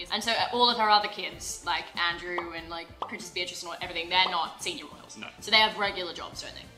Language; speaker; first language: English; native; English